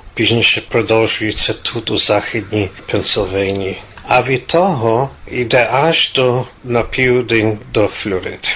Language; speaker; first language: Ukrainian; early bilingual, heritage; Ukrainian